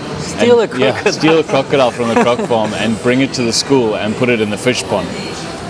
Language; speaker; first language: English; native; English